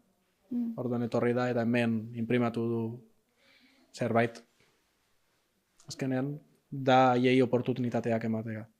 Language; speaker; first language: Basque; non-native, local second language; Spanish